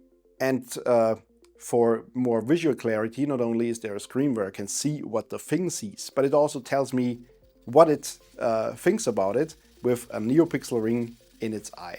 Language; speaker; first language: English; non-native, fluent; German